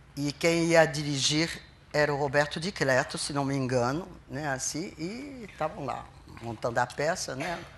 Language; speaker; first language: Portuguese; non-native, fluent; French